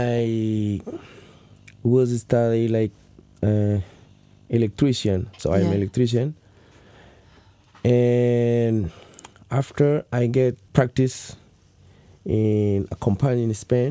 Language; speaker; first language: English; non-native, learner; Wolof